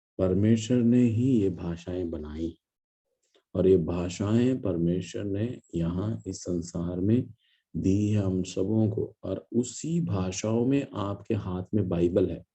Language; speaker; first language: Hindi; non-native, local second language; Malayalam